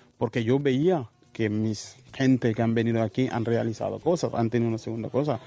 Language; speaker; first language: Spanish; non-native, fluent; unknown